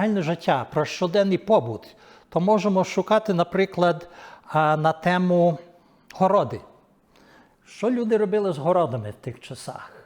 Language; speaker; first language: Ukrainian; early bilingual, heritage; Ukrainian